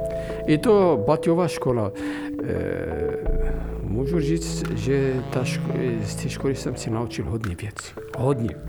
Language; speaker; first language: Czech; non-native, fluent; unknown